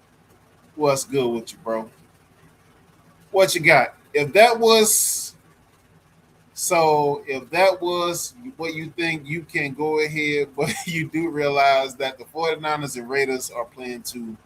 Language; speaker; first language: English; native; English